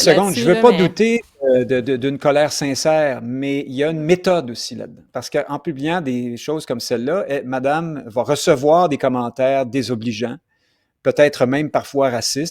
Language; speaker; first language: French; native; French